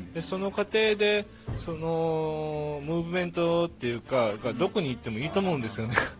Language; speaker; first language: Japanese; native; Japanese